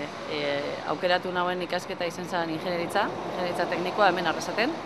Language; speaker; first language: Basque; native; Basque